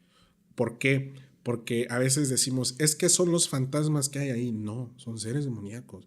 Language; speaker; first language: Spanish; native; Spanish